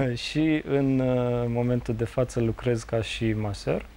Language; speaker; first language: Romanian; native; Romanian